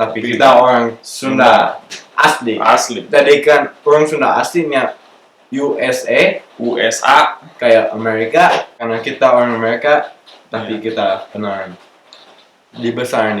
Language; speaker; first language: Indonesian; non-native, local second language; English